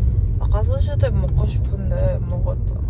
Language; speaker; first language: Korean; non-native, fluent; Indonesian